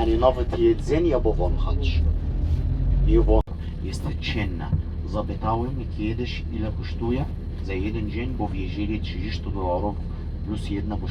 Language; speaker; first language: Polish; non-native, learner; Arabic